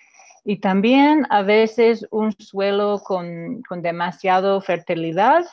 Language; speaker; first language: Spanish; non-native, fluent; English